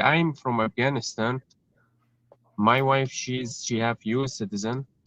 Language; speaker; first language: English; non-native, learner; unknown